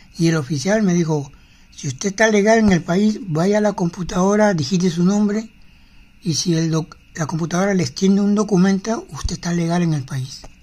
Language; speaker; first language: Spanish; native; Spanish